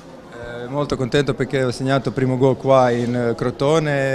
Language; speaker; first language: Italian; non-native, fluent; Croatian